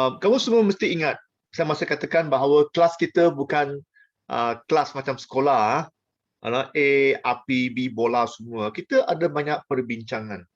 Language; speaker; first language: Malay; non-native, local second language; Chinese